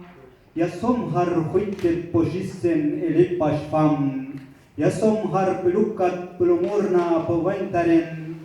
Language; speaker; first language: Swedish; non-native, learner; Kurdish